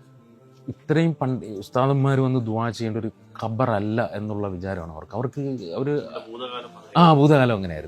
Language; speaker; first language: Malayalam; native; Malayalam